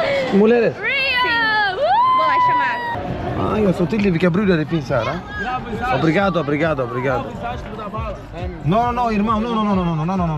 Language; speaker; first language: Portuguese; non-native, learner; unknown